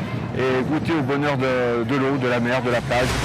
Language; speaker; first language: French; native; French